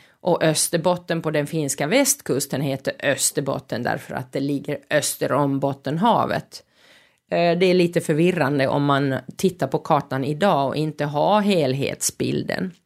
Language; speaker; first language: Swedish; non-native, local second language; Finnish